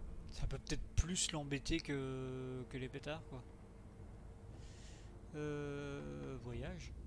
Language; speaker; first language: French; native; French